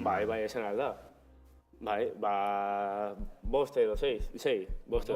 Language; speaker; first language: Basque; non-native, local second language; Spanish